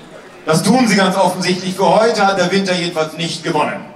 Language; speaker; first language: German; native; German